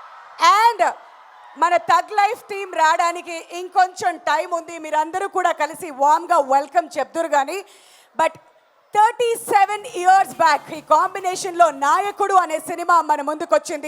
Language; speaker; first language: Telugu; native; Telugu